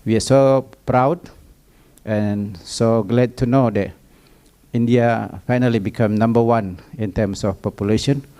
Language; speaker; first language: English; non-native, fluent; Indonesian